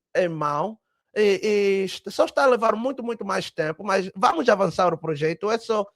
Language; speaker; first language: Portuguese; early bilingual, heritage; Portuguese